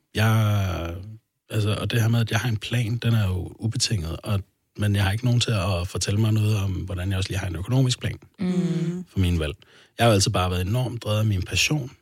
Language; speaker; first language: Danish; early bilingual, other home language; Arabic